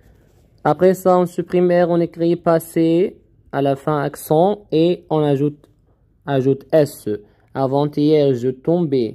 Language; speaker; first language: French; non-native, learner; Arabic